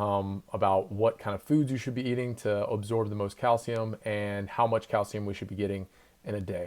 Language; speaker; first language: English; native; English